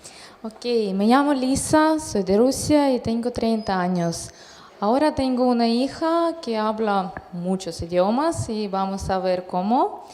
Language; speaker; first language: Spanish; non-native, fluent; Russian